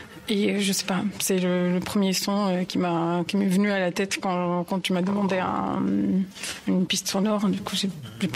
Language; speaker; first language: French; non-native, local second language; Arabic